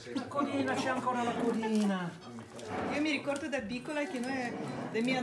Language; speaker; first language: Italian; non-native, fluent; Russian